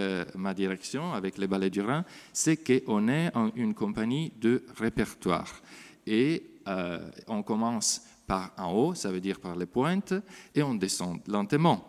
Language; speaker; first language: French; non-native, fluent; Italian